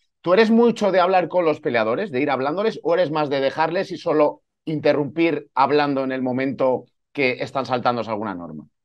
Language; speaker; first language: Spanish; native; Spanish